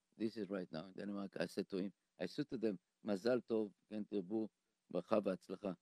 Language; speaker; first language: English; non-native, fluent; Hebrew